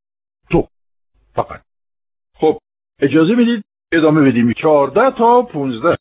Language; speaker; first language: Persian; non-native, fluent; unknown